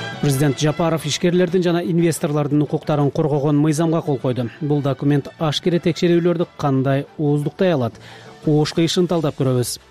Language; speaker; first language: Kyrgyz; native; Kyrgyz